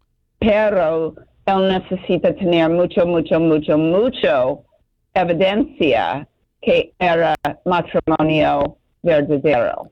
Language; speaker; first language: Spanish; non-native, fluent; English